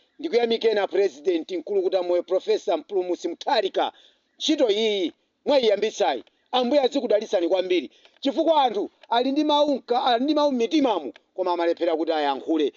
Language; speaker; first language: Nyanja; native; Nyanja